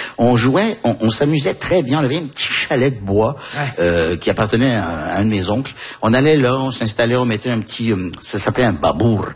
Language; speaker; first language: French; early bilingual, heritage; French